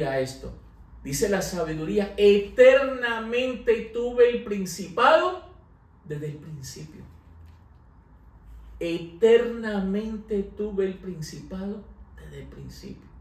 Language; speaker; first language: Spanish; native; Spanish